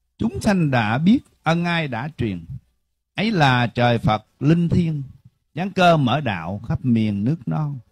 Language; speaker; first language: Vietnamese; early bilingual, heritage; Vietnamese